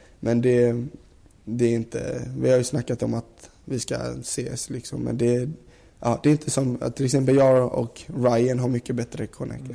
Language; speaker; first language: Swedish; native; Swedish